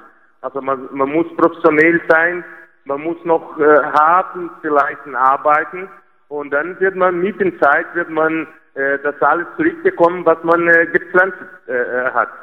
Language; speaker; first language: German; non-native, fluent; Portuguese